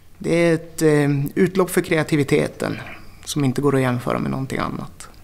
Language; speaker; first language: Swedish; native; Swedish